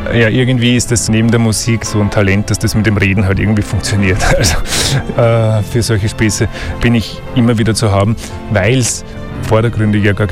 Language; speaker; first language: German; native; German